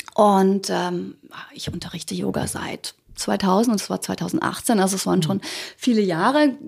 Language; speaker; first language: German; early bilingual, other home language; Croatian